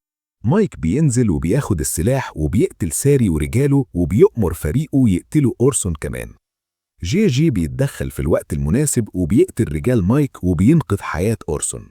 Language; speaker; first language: Arabic; native; Arabic